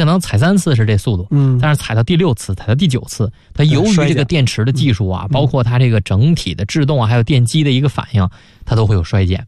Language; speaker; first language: Chinese; native; Chinese